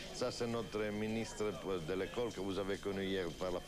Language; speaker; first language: French; non-native, fluent; Italian